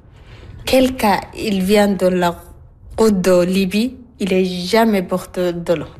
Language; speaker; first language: French; non-native, learner; Arabic